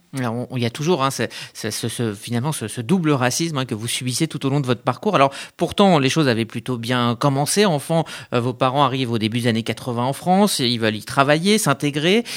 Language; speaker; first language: French; native; French